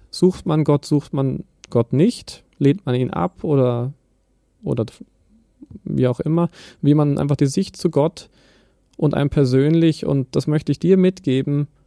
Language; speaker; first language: German; native; German